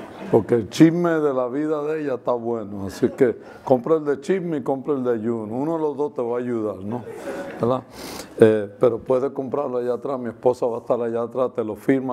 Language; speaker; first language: Spanish; native; Spanish